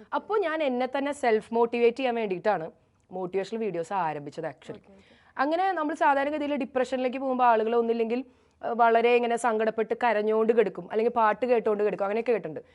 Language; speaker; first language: Malayalam; native; Malayalam